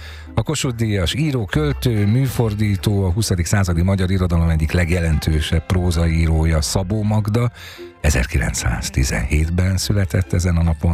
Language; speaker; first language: Hungarian; native; Hungarian